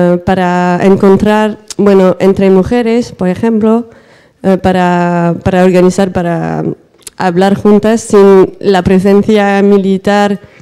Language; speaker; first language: Spanish; non-native, learner; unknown